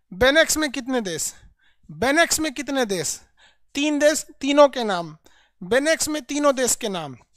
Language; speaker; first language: Hindi; native; Hindi